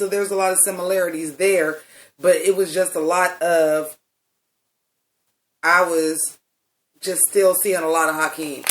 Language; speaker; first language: English; native; English